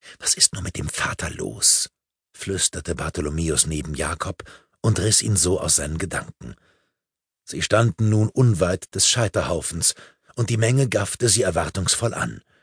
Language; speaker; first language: German; native; German